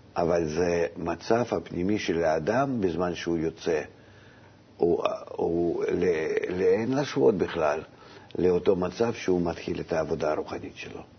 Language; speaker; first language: Hebrew; non-native, fluent; Russian